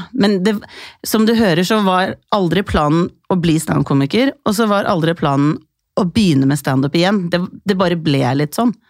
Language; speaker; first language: Norwegian; early bilingual, other home language; Icelandic